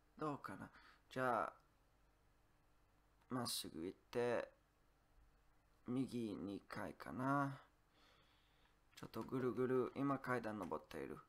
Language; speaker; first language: Japanese; non-native, learner; English